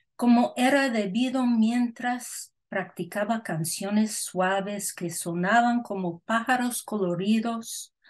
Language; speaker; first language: Spanish; early bilingual, heritage; Spanish